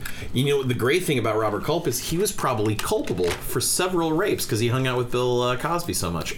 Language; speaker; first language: English; native; English